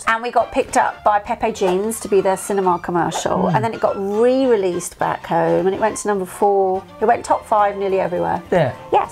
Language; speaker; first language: English; native; English